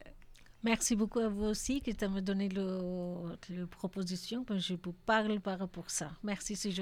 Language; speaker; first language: French; non-native, learner; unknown